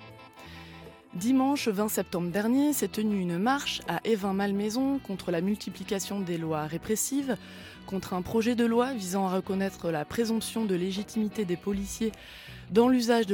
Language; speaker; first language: French; native; French